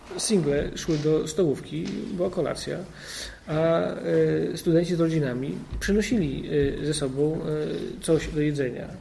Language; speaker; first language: Polish; native; Polish